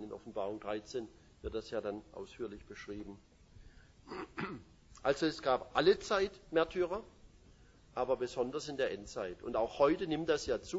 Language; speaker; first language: German; native; German